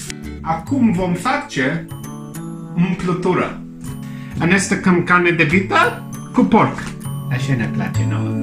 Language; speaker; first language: Romanian; non-native, learner; English